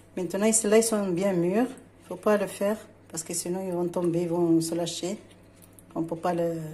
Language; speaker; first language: French; non-native, local second language; Arabic